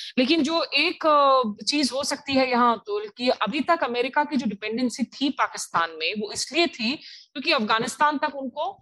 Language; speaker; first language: Hindi; native; Hindi